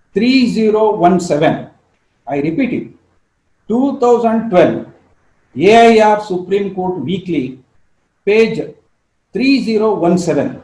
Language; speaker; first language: English; non-native, local second language; Kannada